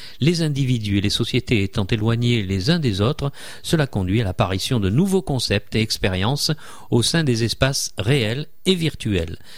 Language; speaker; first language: French; native; French